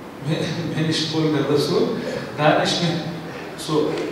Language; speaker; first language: German; non-native, learner; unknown